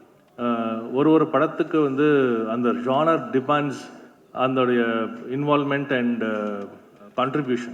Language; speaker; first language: Tamil; native; Tamil